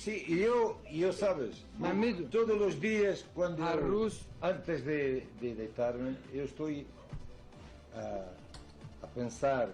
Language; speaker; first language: Spanish; non-native, learner; Portuguese